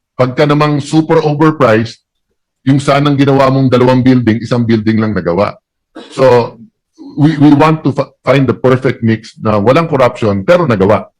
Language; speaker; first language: Filipino; native; Filipino